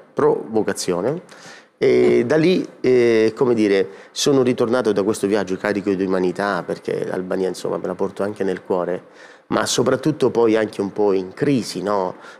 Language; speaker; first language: Italian; native; Italian